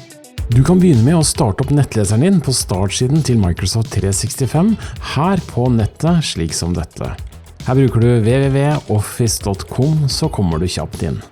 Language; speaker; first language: Norwegian; native; Norwegian